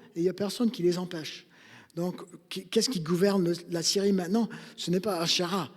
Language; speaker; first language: French; non-native, fluent; English